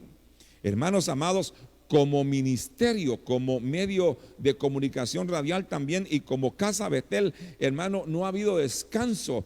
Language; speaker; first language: Spanish; native; Spanish